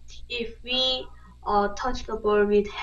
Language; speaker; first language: English; non-native, learner; Korean